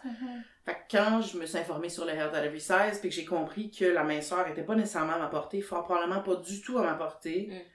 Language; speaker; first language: French; native; French